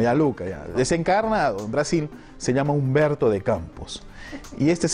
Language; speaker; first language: Spanish; native; Spanish